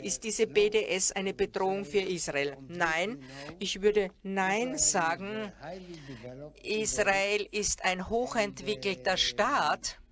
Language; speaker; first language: German; non-native, fluent; Hebrew